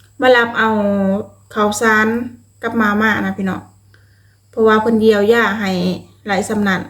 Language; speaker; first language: Thai; non-native, local second language; Lao